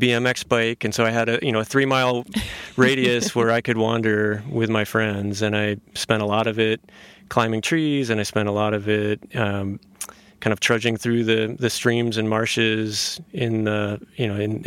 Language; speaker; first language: English; native; English